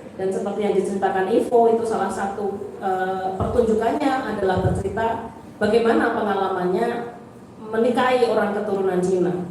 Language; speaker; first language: Indonesian; native; Indonesian